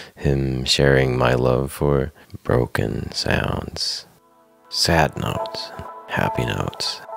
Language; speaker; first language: English; non-native, fluent; Swedish